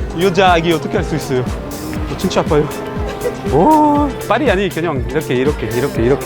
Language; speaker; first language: Korean; non-native, learner; French